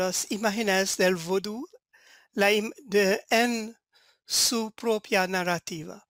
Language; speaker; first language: Spanish; non-native, fluent; French